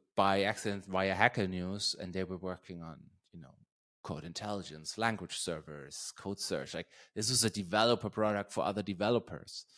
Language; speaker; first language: English; non-native, fluent; German